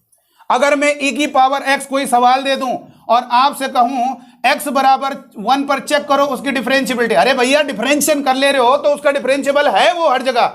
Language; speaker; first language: Hindi; native; Hindi